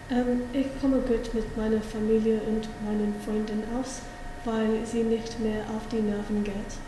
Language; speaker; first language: German; non-native, learner; English